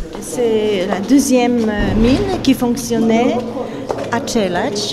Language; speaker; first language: French; non-native, fluent; Polish